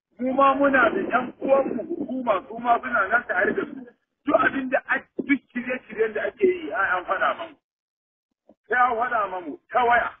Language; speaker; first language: Hausa; non-native, local second language; Fula